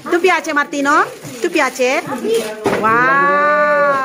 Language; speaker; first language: Italian; non-native, learner; Indonesian